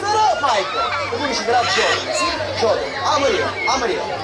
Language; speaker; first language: Russian; non-native, learner; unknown